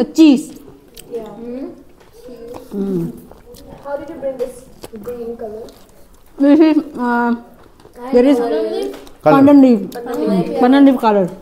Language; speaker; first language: English; non-native, learner; Indonesian